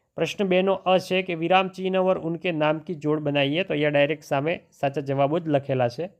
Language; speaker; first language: Hindi; non-native, local second language; Gujarati